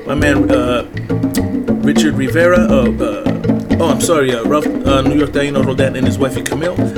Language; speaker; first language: English; early bilingual, other home language; Spanish